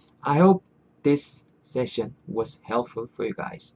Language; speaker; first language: English; non-native, fluent; Korean